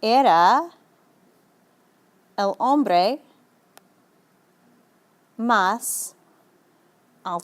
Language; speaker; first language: Spanish; non-native, fluent; English